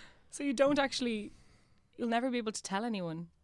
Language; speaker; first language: English; non-native, fluent; Italian